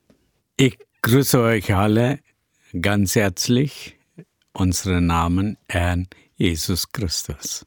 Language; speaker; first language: German; non-native, learner; Tamil